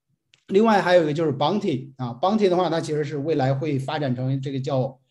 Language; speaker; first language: Chinese; native; Chinese